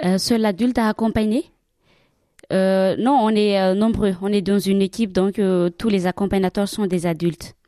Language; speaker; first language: French; non-native, local second language; Malagasy